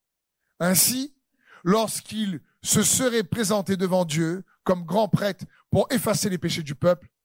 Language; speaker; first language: French; native; French